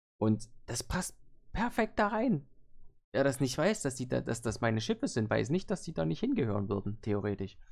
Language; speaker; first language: German; native; German